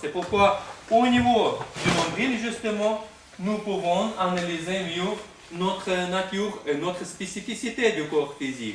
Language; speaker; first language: French; non-native, fluent; Russian